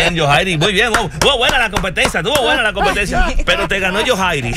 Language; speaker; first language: Spanish; native; Spanish